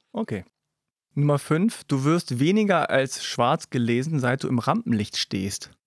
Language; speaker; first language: German; early bilingual, other home language; Korean